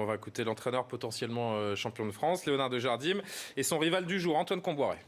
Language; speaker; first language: French; native; French